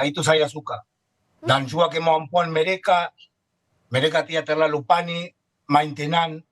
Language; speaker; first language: Indonesian; non-native, fluent; Spanish